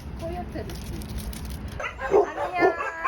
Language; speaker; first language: Korean; native; Korean